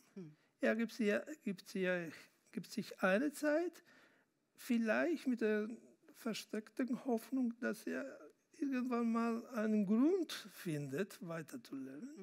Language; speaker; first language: German; non-native, fluent; Spanish